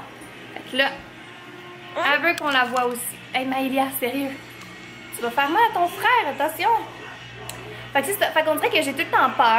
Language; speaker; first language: French; native; French